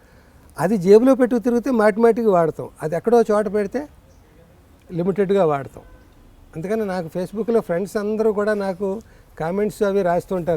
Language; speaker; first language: Telugu; native; Telugu